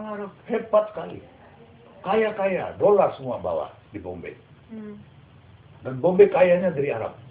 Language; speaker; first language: Indonesian; non-native, fluent; Sindhi